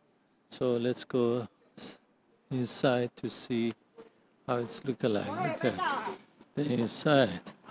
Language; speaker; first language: English; non-native, learner; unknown